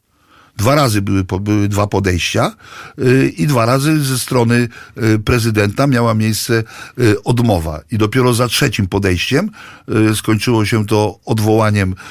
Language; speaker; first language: Polish; native; Polish